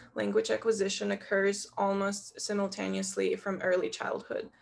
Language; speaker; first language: English; non-native, fluent; Ukrainian